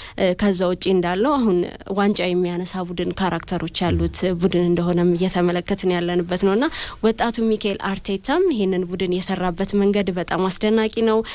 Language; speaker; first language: Amharic; native; Amharic